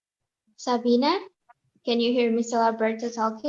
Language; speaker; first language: English; non-native, learner; Indonesian